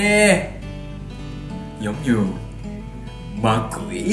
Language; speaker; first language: Vietnamese; non-native, learner; Japanese